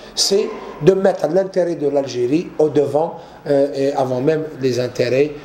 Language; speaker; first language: French; non-native, local second language; Arabic